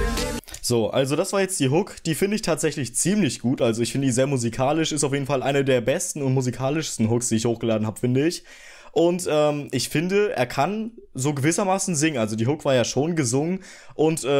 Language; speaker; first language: German; native; German